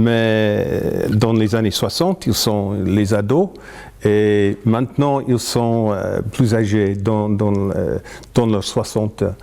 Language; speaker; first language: French; non-native, fluent; English